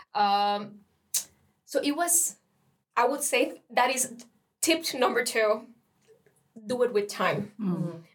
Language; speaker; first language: English; non-native, fluent; Spanish